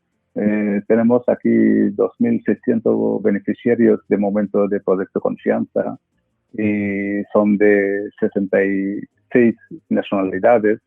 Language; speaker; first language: Spanish; non-native, fluent; Bangla